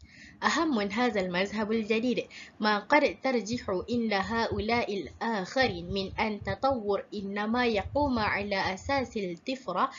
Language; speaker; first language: Arabic; non-native, learner; Malay